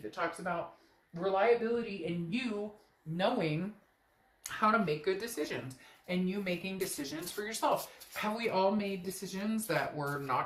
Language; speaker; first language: English; native; English